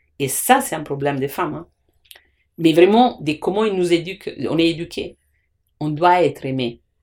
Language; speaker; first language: French; non-native, fluent; Italian